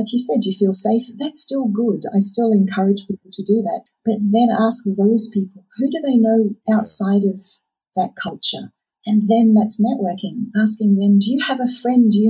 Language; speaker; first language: English; native; English